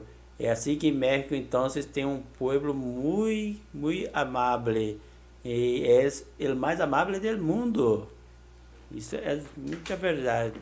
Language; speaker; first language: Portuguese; non-native, learner; Spanish